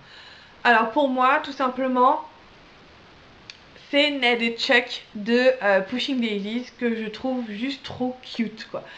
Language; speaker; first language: French; native; French